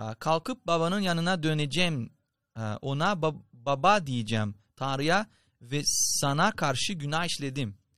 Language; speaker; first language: Turkish; non-native, fluent; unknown